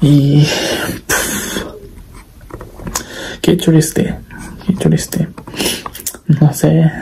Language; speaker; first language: Spanish; non-native, learner; Japanese